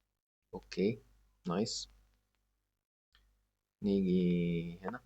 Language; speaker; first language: Arabic; native; Arabic